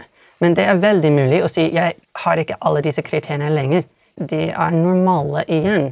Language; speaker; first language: Swedish; non-native, fluent; English